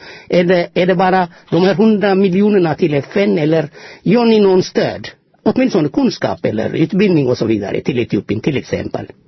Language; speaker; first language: Swedish; non-native, fluent; Amharic